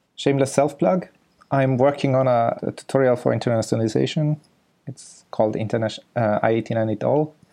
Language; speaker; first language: English; non-native, fluent; German